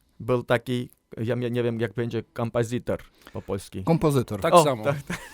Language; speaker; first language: Polish; non-native, learner; Armenian